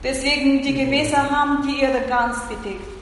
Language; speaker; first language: German; non-native, fluent; Russian